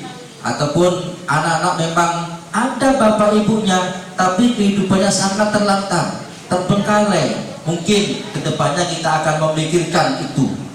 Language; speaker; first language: Indonesian; native; Indonesian